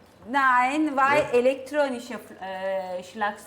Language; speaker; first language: German; non-native, learner; Turkish